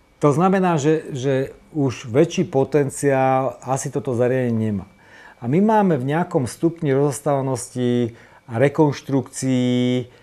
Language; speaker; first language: Slovak; native; Slovak